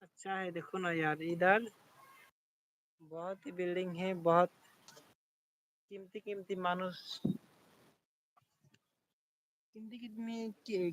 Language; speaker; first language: Hindi; non-native, learner; Bangla